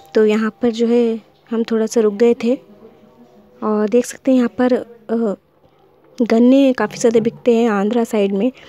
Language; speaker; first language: Hindi; non-native, local second language; Urdu